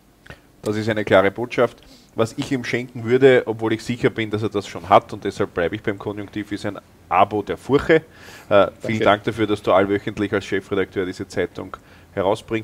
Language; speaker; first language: German; native; German